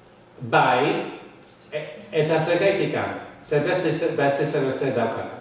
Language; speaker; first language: Basque; non-native, fluent; English